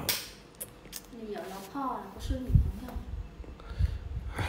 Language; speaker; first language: Chinese; non-native, learner; Vietnamese